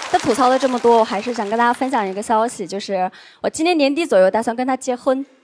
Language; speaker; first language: Chinese; non-native, local second language; Uyghur